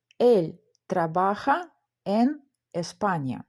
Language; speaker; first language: Spanish; non-native, fluent; Ukrainian